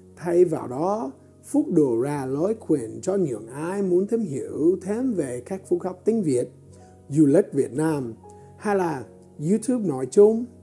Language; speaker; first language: Vietnamese; non-native, fluent; English